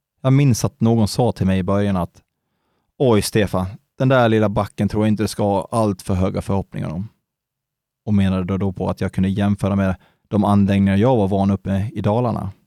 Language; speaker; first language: Swedish; native; Swedish